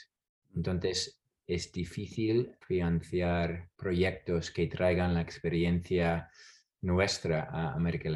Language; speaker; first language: Spanish; non-native, fluent; English